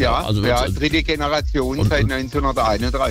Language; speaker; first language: German; native; German